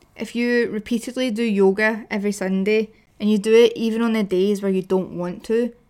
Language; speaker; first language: English; native; English